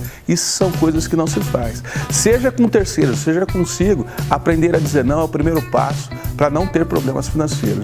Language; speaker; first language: Portuguese; native; Portuguese